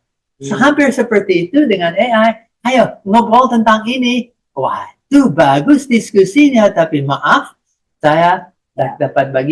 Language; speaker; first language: Indonesian; non-native, fluent; English